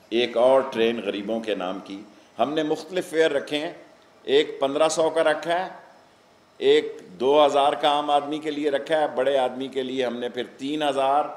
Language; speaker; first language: Urdu; non-native, local second language; Punjabi